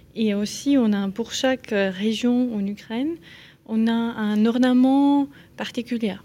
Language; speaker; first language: French; non-native, fluent; Ukrainian